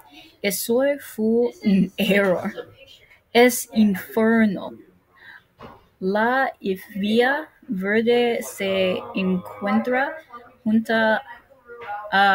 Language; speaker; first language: Spanish; non-native, learner; English